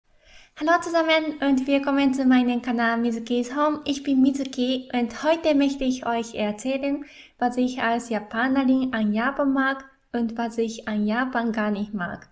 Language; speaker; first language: German; non-native, fluent; Japanese